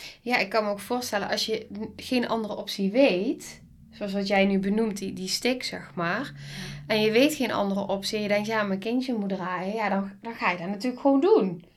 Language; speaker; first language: Dutch; native; Dutch